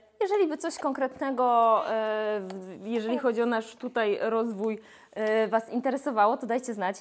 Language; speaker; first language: Polish; native; Polish